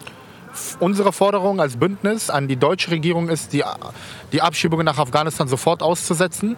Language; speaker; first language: German; early bilingual, other home language; Persian